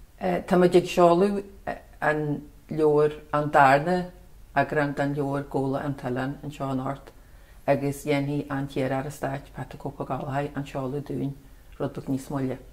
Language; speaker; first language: Irish; native; Irish